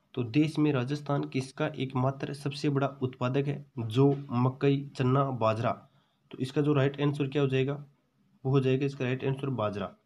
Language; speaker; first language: Hindi; native; Hindi